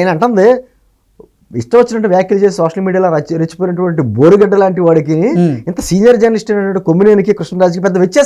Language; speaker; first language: Telugu; native; Telugu